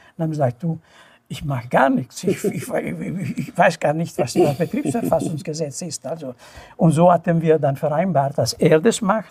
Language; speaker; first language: German; non-native, fluent; Italian